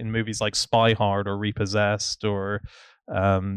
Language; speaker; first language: English; native; English